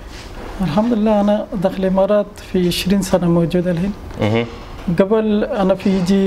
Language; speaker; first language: Arabic; non-native, learner; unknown